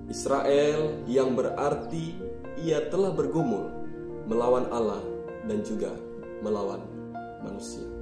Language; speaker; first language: Indonesian; native; Indonesian